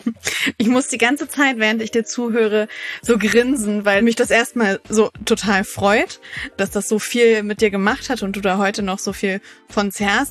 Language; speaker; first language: German; native; German